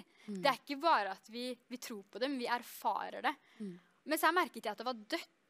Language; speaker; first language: Norwegian; native; Norwegian